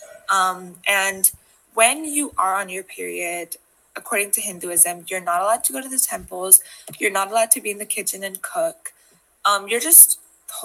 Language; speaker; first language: English; non-native, local second language; Hindi